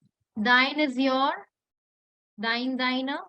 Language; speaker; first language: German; non-native, fluent; Hindi